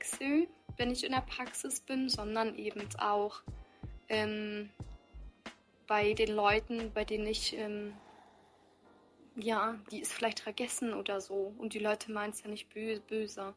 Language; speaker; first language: German; early bilingual, other home language; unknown